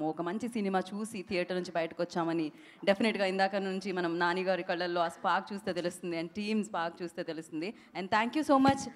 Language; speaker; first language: Telugu; native; Telugu